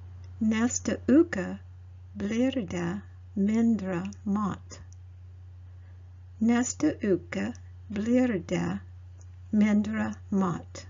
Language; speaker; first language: Norwegian; non-native, learner; English